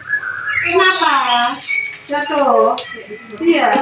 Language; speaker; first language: Indonesian; non-native, local second language; Javanese